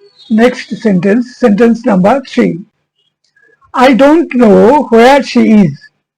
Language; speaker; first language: English; non-native, local second language; Bangla